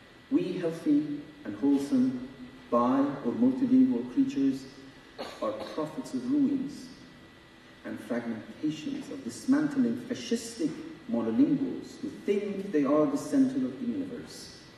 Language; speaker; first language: English; non-native, fluent; Persian